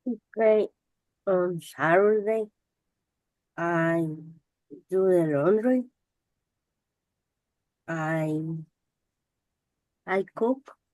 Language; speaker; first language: English; non-native, learner; Spanish